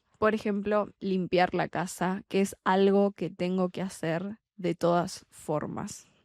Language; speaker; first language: Spanish; native; Spanish